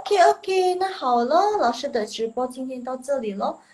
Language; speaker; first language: Chinese; non-native, fluent; Indonesian